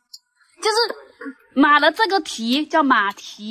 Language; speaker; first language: Chinese; native; Chinese